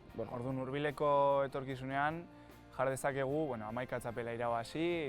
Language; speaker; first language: Basque; native; Basque